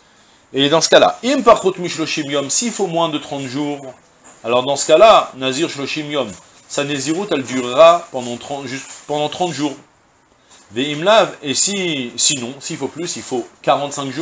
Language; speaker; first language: French; native; French